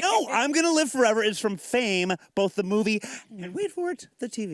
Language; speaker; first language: English; native; English